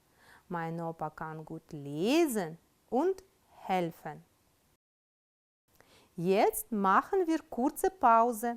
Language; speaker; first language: German; non-native, fluent; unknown